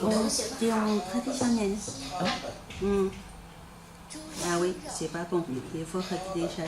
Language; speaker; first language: French; non-native, fluent; Chinese